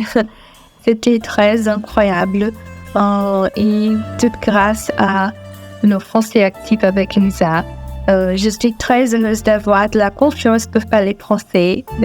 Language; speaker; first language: French; non-native, learner; Portuguese